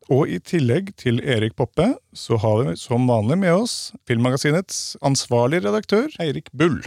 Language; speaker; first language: Norwegian; native; Norwegian